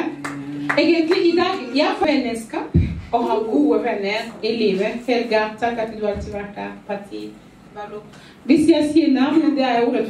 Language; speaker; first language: Norwegian; non-native, fluent; Lingala